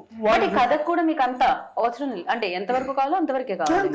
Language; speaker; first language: Telugu; native; Telugu